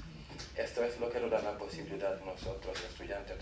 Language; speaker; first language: Spanish; non-native, fluent; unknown